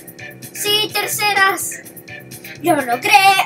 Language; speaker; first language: Spanish; early bilingual, heritage; Spanish